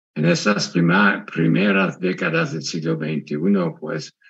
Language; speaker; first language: Spanish; non-native, fluent; French